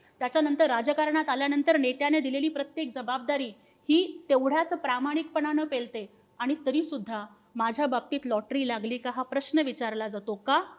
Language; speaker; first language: Marathi; non-native, local second language; Telugu